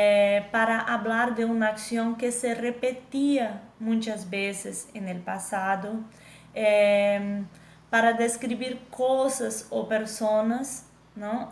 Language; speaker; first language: Spanish; non-native, fluent; Portuguese